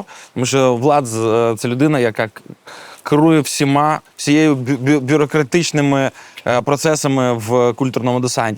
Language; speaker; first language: Ukrainian; native; Ukrainian